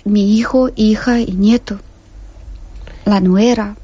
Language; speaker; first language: Spanish; non-native, learner; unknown